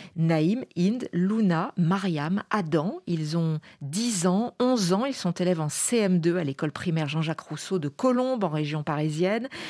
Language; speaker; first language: French; native; French